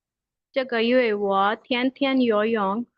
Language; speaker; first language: Chinese; non-native, learner; Urdu